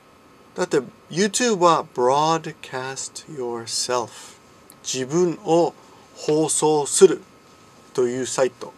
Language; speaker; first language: Japanese; non-native, fluent; English